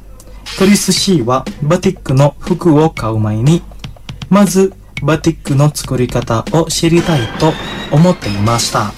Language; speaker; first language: Japanese; non-native, fluent; Indonesian